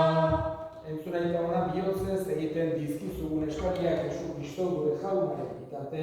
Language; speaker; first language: Basque; native; Basque